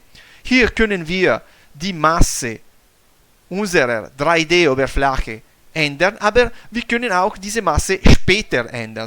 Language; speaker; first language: German; non-native, fluent; Italian